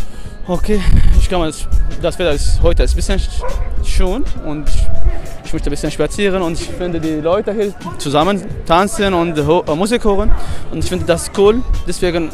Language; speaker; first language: German; non-native, learner; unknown